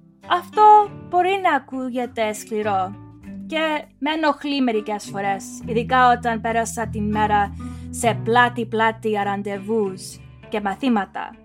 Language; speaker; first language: Greek; early bilingual, heritage; Greek